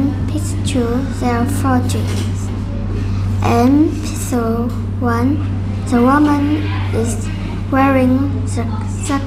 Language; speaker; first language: English; non-native, learner; Vietnamese